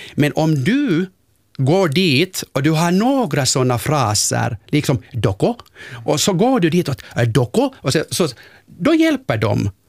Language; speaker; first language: Swedish; non-native, local second language; Finnish